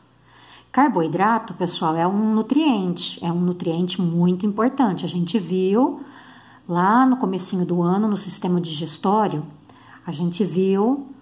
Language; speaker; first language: Portuguese; native; Portuguese